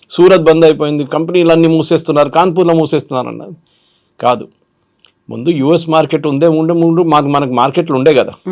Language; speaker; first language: Telugu; non-native, local second language; Malayalam